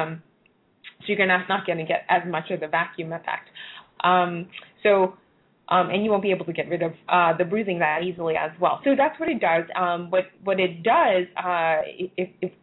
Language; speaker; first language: English; non-native, local second language; Cantonese